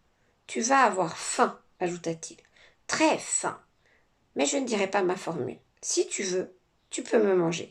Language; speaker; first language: French; native; French